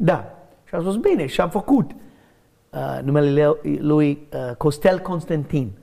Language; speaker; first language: Romanian; non-native, learner; English